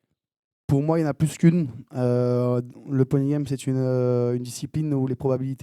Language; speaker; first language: French; native; French